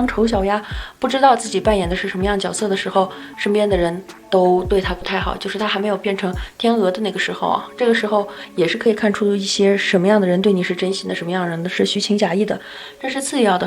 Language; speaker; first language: Chinese; native; Chinese